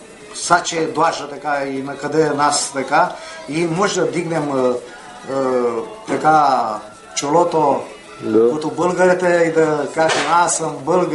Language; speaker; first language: Bulgarian; early bilingual, heritage; Bulgarian